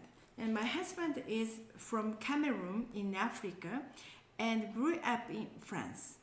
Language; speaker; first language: English; non-native, learner; Japanese